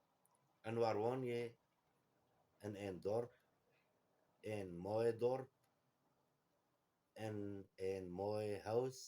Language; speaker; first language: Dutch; non-native, learner; Kurdish